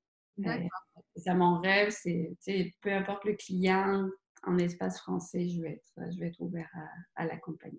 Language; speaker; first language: French; native; French